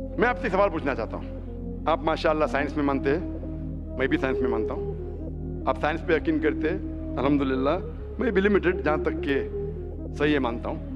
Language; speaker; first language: Hindi; non-native, local second language; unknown